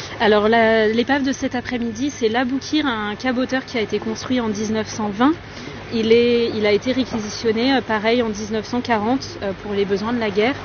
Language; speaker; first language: French; native; French